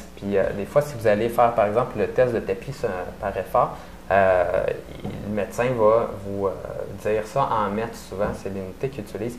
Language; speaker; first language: French; native; French